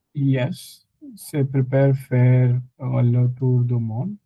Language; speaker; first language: French; non-native, learner; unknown